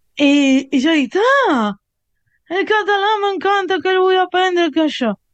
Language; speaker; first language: Catalan; non-native, learner; Italian